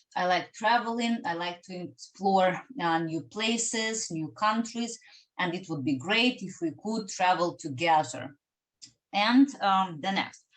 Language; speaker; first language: English; non-native, fluent; Ukrainian